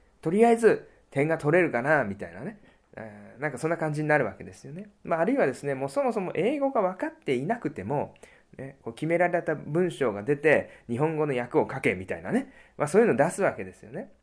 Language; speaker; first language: Japanese; native; Japanese